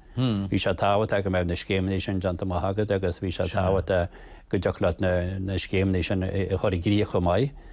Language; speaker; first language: Irish; native; Irish